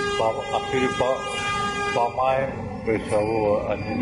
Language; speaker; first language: Hebrew; non-native, learner; Russian